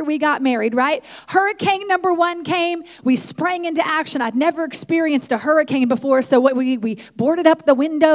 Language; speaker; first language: English; native; English